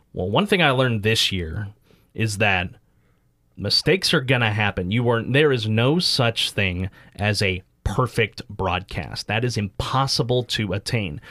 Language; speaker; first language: English; early bilingual, other home language; Filipino